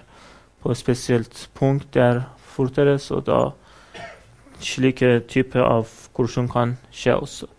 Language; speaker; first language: Swedish; non-native, fluent; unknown